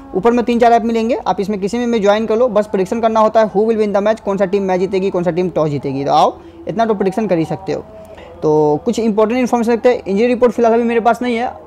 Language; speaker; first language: Hindi; native; Hindi